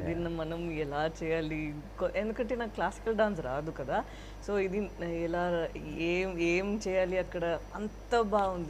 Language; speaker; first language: Telugu; non-native, fluent; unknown